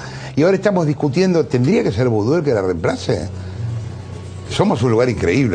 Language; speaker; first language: Spanish; native; Spanish